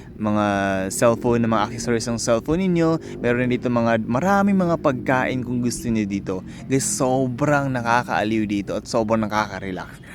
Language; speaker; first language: Filipino; non-native, local second language; Cebuano